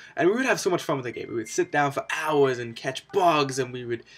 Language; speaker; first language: English; native; English